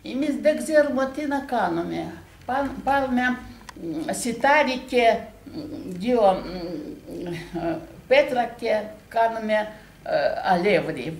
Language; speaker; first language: Greek; non-native, learner; Russian